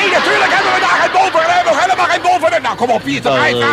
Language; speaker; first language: Dutch; native; Dutch